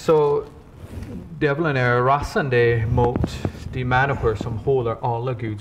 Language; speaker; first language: Swedish; non-native, fluent; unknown